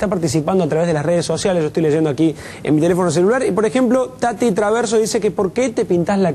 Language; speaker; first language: Spanish; native; Spanish